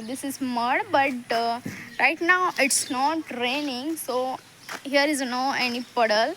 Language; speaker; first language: English; non-native, learner; Hindi